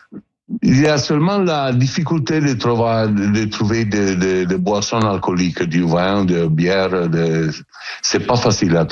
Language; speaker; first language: French; non-native, learner; Italian